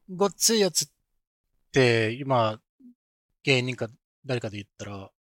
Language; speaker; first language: Japanese; native; Japanese